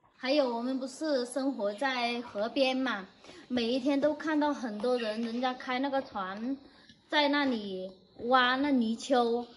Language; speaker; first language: Chinese; non-native, fluent; Vietnamese